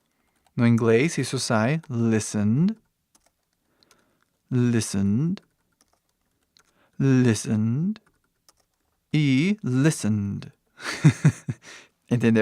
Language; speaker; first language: Portuguese; non-native, fluent; English